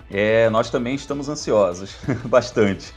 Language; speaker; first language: Portuguese; native; Portuguese